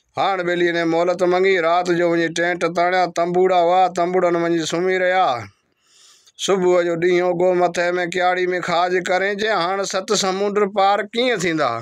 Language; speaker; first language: Sindhi; non-native, local second language; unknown